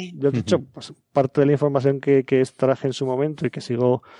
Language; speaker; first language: Spanish; native; Spanish